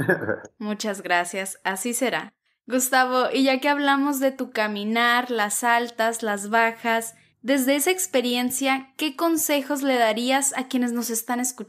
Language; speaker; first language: Spanish; native; Spanish